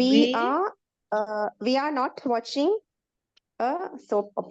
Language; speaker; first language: English; non-native, learner; Tamil